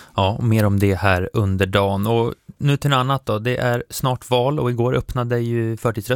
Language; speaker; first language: Swedish; native; Swedish